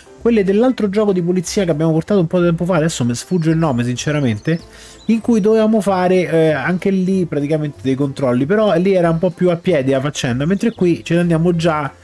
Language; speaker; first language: Italian; native; Italian